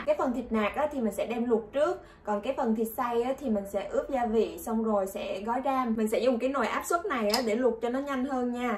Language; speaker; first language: Vietnamese; native; Vietnamese